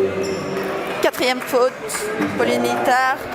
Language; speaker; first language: French; native; French